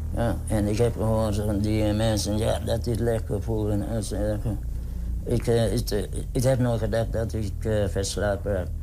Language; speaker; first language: Dutch; non-native, learner; Vietnamese